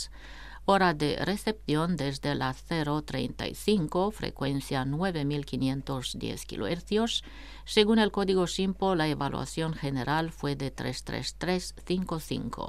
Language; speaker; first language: Spanish; non-native, fluent; Romanian